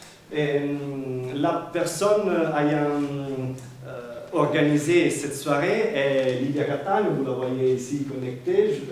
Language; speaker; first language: French; non-native, fluent; Italian